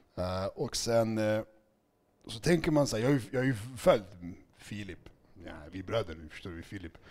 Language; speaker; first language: Swedish; early bilingual, other home language; Serbian